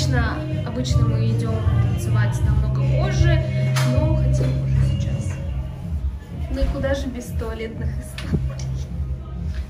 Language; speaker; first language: Russian; native; Russian